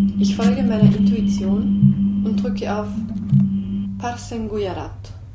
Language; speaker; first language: German; non-native, fluent; Georgian